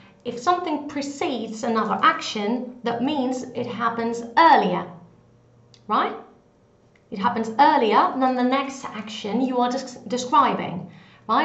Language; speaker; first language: English; non-native, fluent; Greek